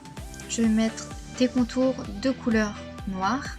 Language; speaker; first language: French; native; French